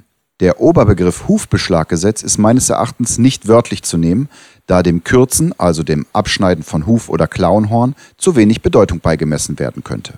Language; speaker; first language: German; native; German